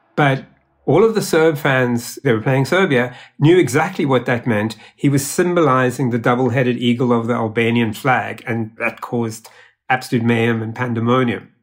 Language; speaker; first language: English; native; English